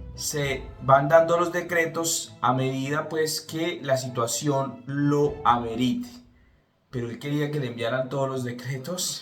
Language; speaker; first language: Spanish; native; Spanish